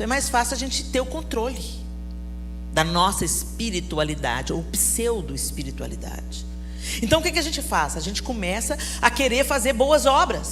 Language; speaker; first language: Portuguese; native; Portuguese